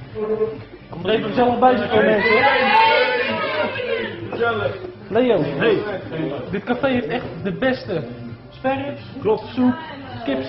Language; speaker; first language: Dutch; native; Dutch